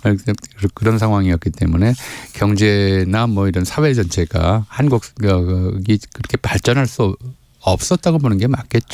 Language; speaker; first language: Korean; native; Korean